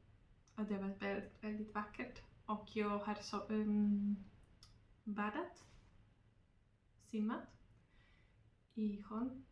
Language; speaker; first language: Swedish; non-native, learner; Polish